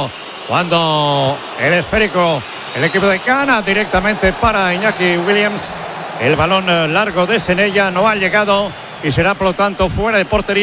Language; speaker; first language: Spanish; native; Spanish